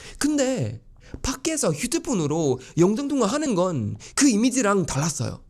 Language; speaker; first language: Korean; non-native, fluent; Swedish